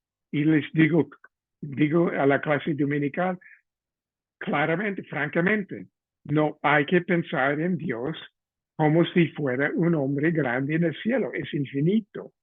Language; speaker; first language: Spanish; non-native, fluent; English